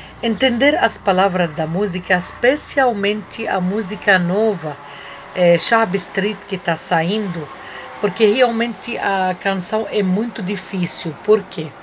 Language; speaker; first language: Portuguese; non-native, learner; Arabic